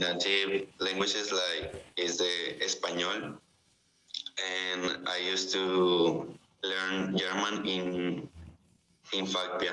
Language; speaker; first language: English; non-native, learner; Spanish